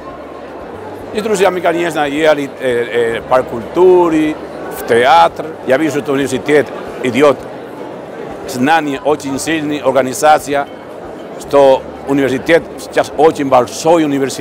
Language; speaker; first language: Russian; non-native, fluent; Spanish